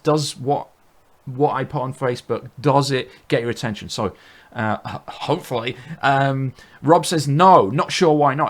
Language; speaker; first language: English; native; English